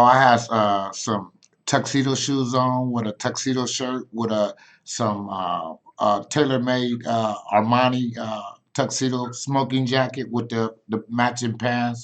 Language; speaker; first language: English; native; English